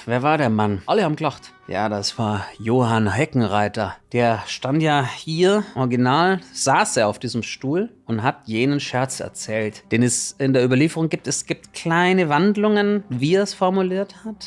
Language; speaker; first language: German; native; German